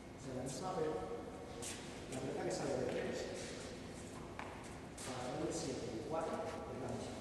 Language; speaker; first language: Spanish; native; Spanish